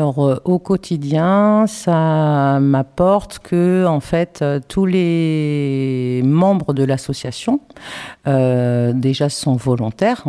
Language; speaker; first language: French; native; French